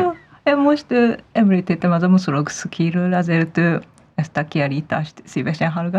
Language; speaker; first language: Hungarian; non-native, fluent; Japanese